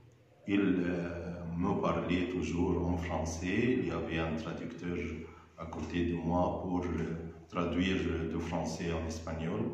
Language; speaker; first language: French; non-native, fluent; Arabic